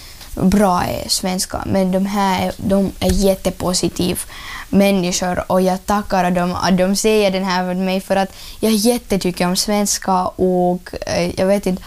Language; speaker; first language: Swedish; non-native, learner; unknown